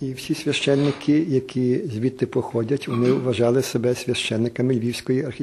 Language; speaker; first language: Ukrainian; native; Ukrainian